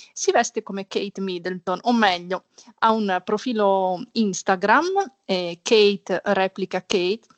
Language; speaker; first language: Italian; native; Italian